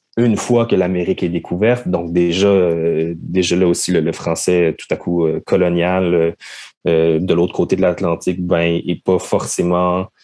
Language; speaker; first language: French; native; French